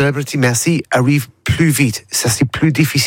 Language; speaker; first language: French; non-native, learner; English